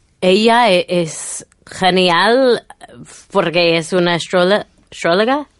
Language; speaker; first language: Spanish; non-native, fluent; English